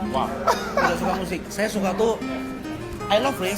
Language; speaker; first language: Indonesian; non-native, local second language; Achinese